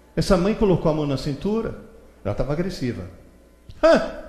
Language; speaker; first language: Portuguese; early bilingual, other home language; Italian